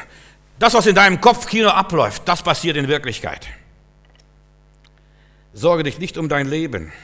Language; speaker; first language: German; native; German